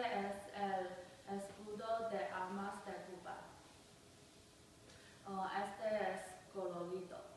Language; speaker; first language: Spanish; non-native, learner; English